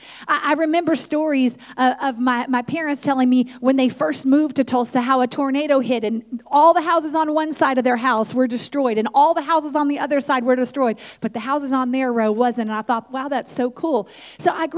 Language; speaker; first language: English; native; English